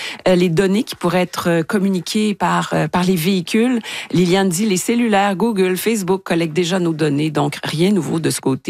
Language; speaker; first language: French; native; French